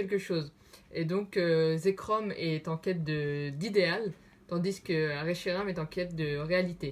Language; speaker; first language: French; native; French